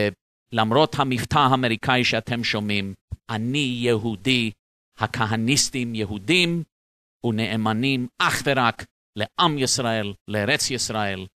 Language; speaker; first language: Hebrew; non-native, fluent; English